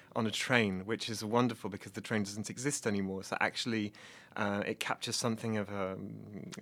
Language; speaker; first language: English; native; English